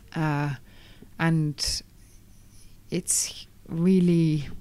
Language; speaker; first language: English; native; English